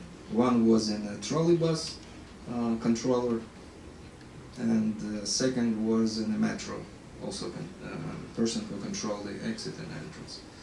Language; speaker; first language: English; non-native, fluent; Ukrainian